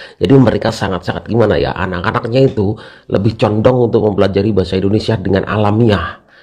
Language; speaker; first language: Indonesian; native; Indonesian